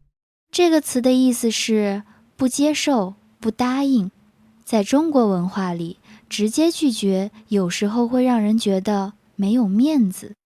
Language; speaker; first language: Chinese; native; Chinese